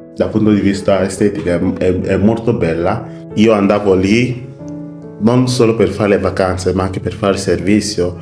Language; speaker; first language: Italian; non-native, fluent; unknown